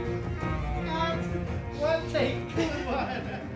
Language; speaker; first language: English; non-native, fluent; Italian